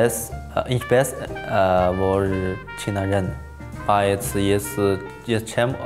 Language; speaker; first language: Armenian; non-native, learner; Chinese